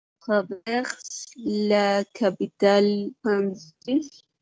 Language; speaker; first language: French; non-native, learner; Spanish